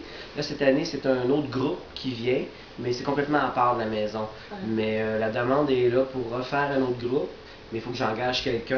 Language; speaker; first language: French; native; French